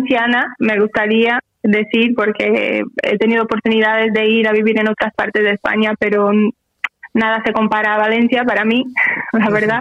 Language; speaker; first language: Spanish; non-native, fluent; Portuguese